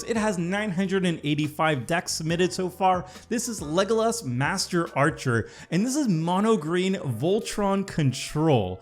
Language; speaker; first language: English; native; English